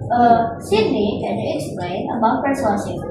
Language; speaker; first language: English; non-native, learner; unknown